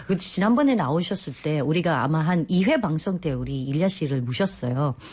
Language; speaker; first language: Korean; non-native, fluent; Filipino